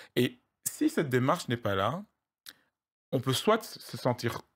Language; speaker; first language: French; native; French